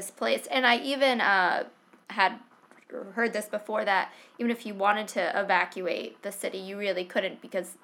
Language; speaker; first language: English; native; English